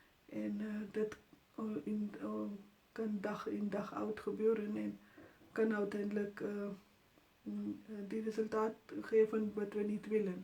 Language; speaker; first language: Dutch; non-native, fluent; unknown